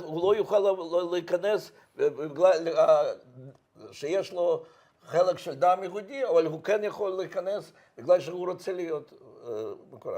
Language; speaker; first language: Hebrew; non-native, fluent; Russian